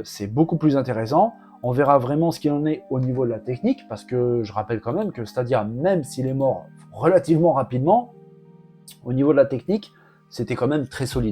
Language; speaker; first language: French; native; French